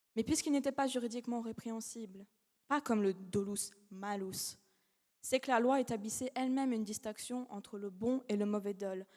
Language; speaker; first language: French; non-native, fluent; Russian